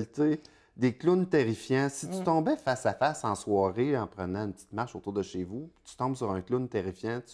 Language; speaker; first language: French; native; French